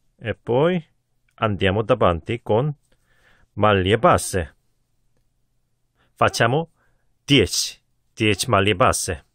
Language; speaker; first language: Italian; non-native, learner; Korean